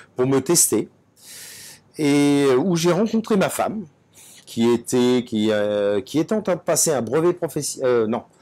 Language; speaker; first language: French; native; French